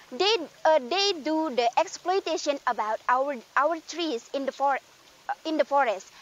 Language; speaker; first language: English; non-native, learner; Indonesian